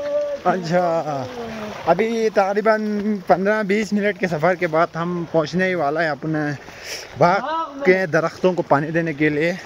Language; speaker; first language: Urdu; non-native, local second language; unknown